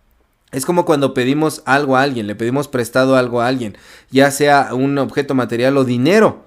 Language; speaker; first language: Spanish; native; Spanish